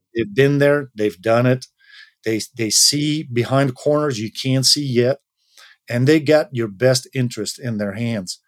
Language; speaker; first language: English; non-native, fluent; Dutch